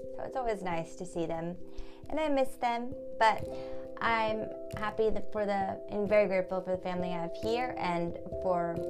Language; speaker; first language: English; early bilingual, other home language; German